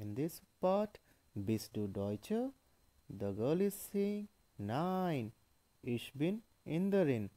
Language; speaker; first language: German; non-native, learner; Hindi